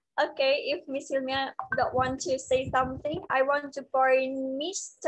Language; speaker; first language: English; non-native, learner; Indonesian